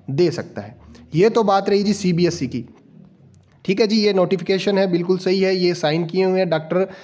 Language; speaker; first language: Hindi; non-native, local second language; Punjabi